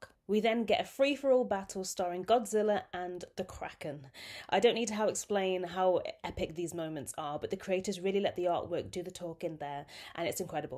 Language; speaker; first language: English; native; English